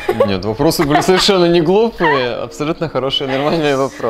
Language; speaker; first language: Russian; native; Russian